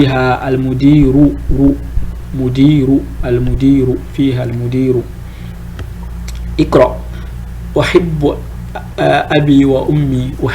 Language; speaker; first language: Arabic; non-native, fluent; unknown